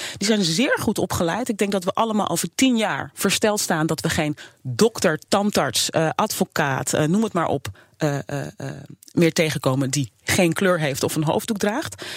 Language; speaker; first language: Dutch; native; Dutch